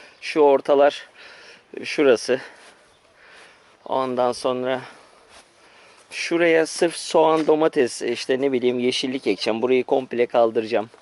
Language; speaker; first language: Turkish; early bilingual, heritage; Turkish